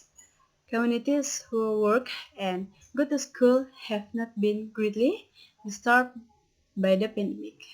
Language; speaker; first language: English; non-native, learner; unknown